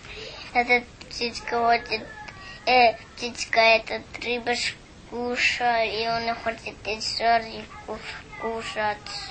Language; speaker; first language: Russian; early bilingual, heritage; Russian